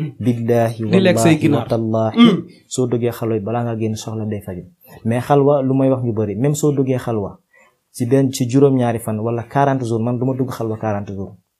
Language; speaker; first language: Wolof; non-native, local second language; Fula